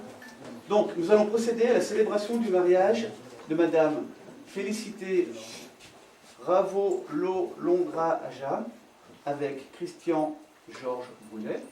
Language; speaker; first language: French; native; French